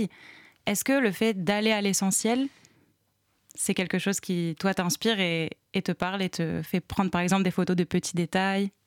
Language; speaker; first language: French; native; French